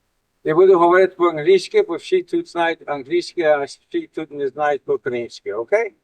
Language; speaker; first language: Ukrainian; early bilingual, heritage; Ukrainian